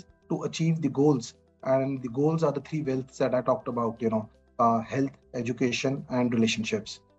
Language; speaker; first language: English; non-native, local second language; Punjabi